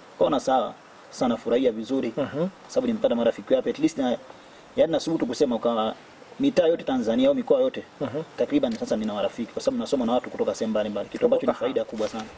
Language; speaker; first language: Swahili; native; Swahili